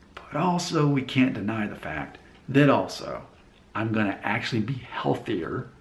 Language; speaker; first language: English; native; English